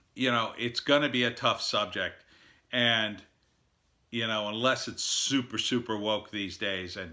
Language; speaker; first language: English; native; English